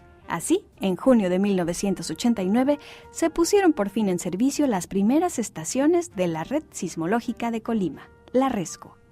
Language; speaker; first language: Spanish; native; Spanish